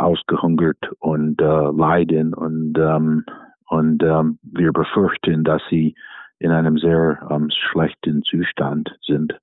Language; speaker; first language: German; non-native, fluent; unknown